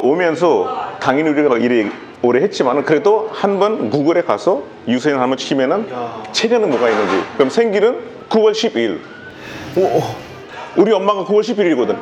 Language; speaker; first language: Korean; non-native, fluent; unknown